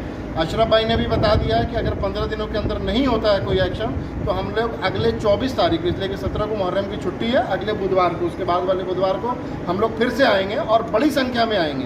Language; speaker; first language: Hindi; native; Hindi